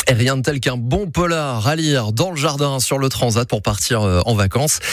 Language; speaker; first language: French; native; French